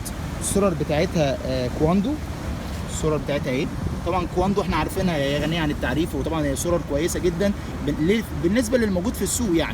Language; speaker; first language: Arabic; native; Arabic